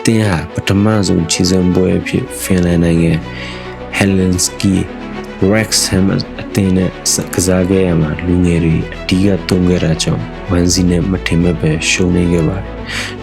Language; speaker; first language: Burmese; native; Burmese